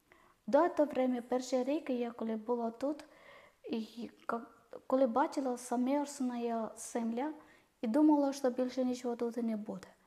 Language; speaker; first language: Ukrainian; non-native, learner; Malayalam